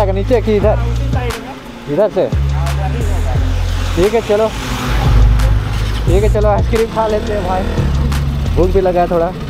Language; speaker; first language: Hindi; native; Hindi